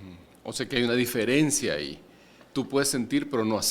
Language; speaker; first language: Spanish; native; Spanish